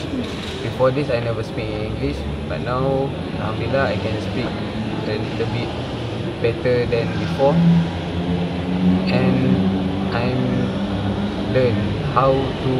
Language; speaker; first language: English; non-native, local second language; Malay